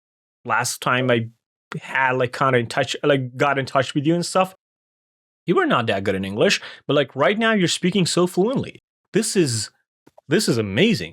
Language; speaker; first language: English; non-native, fluent; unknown